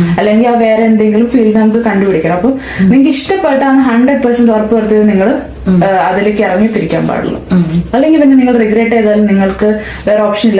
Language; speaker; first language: Malayalam; non-native, local second language; English